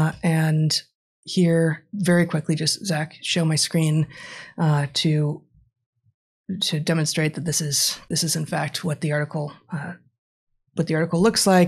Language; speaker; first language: English; native; English